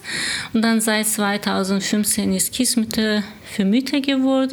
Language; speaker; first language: German; non-native, learner; Turkish